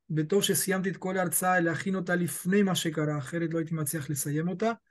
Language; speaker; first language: Hebrew; early bilingual, other home language; Spanish